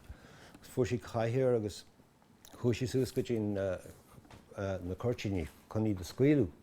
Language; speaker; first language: Irish; non-native, local second language; English